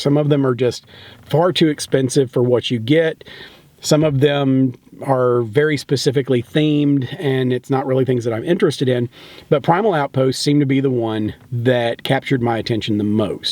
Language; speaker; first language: English; native; English